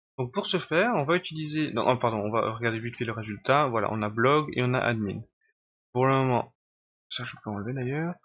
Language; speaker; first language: French; native; French